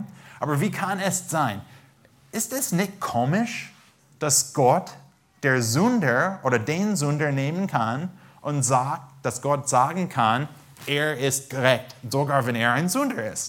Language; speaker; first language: German; non-native, fluent; English